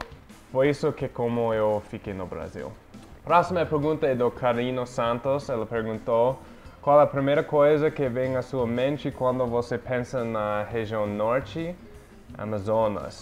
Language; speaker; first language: Portuguese; non-native, fluent; English